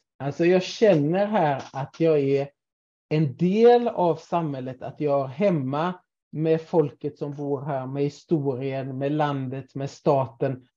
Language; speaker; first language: Swedish; native; Swedish